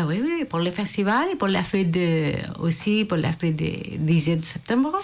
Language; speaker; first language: French; non-native, fluent; Spanish